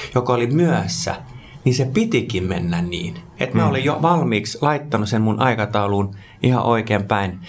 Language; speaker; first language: Finnish; non-native, local second language; Swedish